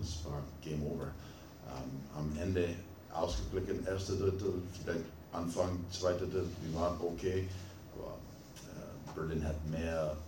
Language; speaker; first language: German; non-native, fluent; English